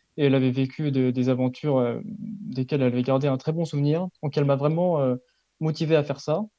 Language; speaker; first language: French; native; French